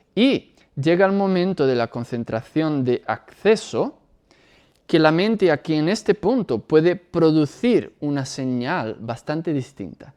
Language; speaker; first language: Spanish; non-native, fluent; Portuguese